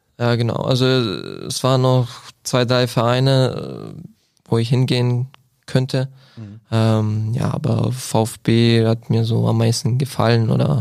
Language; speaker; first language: German; non-native, fluent; Croatian